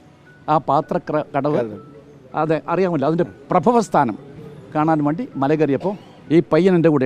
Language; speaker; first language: Malayalam; native; Malayalam